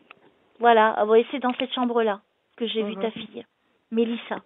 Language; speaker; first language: French; native; French